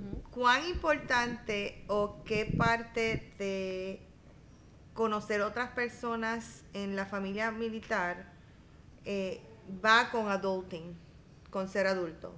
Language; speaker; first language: Spanish; native; Spanish